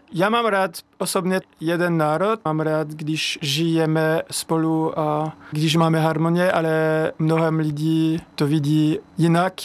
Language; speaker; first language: Czech; non-native, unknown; French